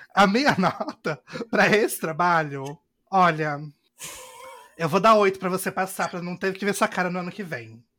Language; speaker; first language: Portuguese; native; Portuguese